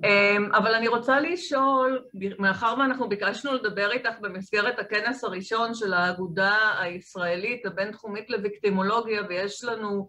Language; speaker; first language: Hebrew; native; Hebrew